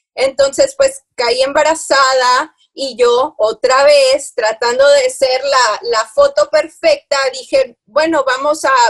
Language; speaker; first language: Spanish; early bilingual, heritage; Spanish